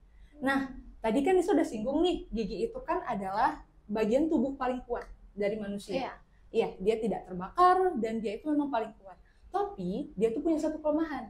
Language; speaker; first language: Indonesian; native; Indonesian